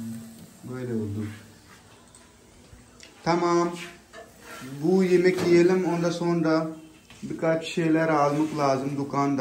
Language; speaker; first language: Turkish; non-native, learner; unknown